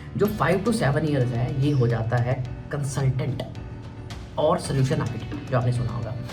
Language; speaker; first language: Hindi; native; Hindi